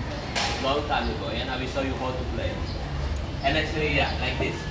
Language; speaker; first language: English; non-native, fluent; Indonesian